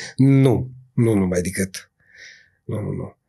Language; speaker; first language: Romanian; non-native, fluent; Italian